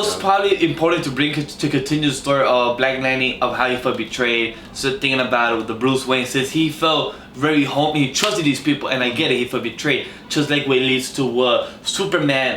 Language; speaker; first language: English; native; English